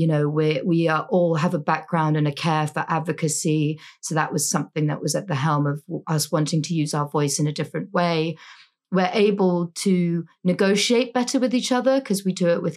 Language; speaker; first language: English; native; English